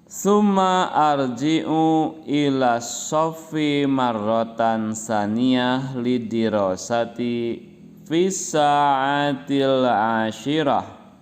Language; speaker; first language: Arabic; non-native, fluent; Indonesian